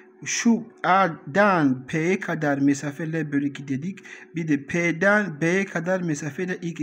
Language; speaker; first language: Turkish; non-native, learner; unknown